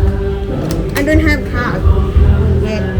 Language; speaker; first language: English; non-native, learner; Thai